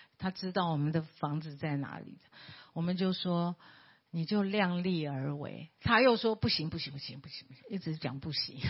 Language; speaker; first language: Chinese; native; Chinese